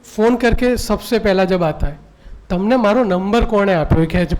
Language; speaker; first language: Hindi; non-native, local second language; Gujarati